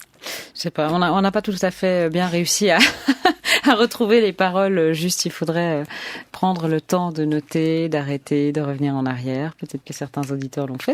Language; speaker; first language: French; native; French